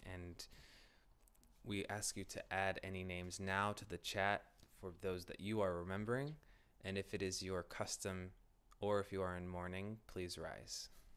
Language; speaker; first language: English; native; English